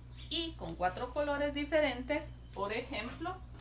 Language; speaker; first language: Spanish; native; Spanish